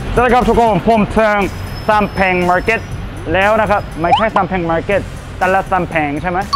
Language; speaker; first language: Thai; non-native, learner; Korean